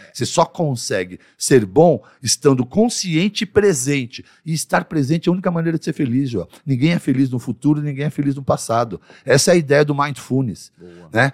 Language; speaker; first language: Portuguese; early bilingual, other home language; Arabic